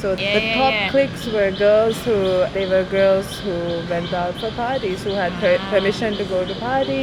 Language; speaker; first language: English; non-native, local second language; Sinhala